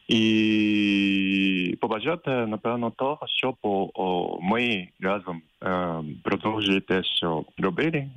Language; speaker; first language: Ukrainian; non-native, fluent; Japanese